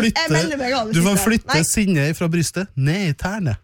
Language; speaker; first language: Norwegian; native; Norwegian